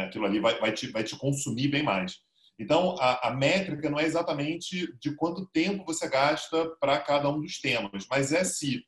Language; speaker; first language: Portuguese; native; Portuguese